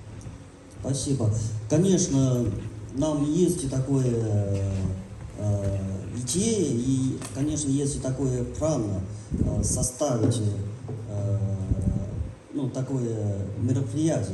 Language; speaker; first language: Russian; non-native, learner; Chinese